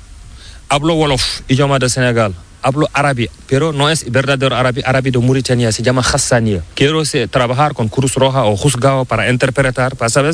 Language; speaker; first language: Spanish; non-native, learner; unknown